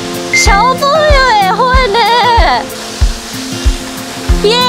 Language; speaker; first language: Chinese; non-native, fluent; Japanese